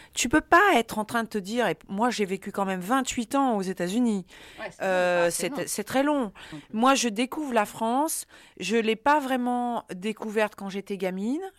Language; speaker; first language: French; native; French